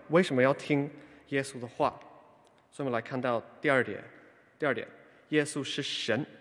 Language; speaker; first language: Chinese; non-native, fluent; English